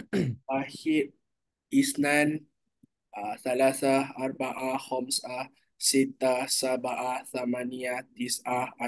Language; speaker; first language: Arabic; non-native, learner; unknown